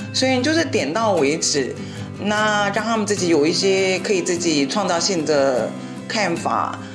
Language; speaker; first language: Chinese; non-native, fluent; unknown